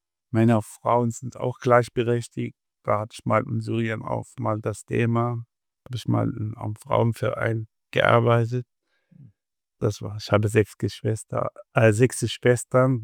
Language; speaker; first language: German; non-native, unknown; Arabic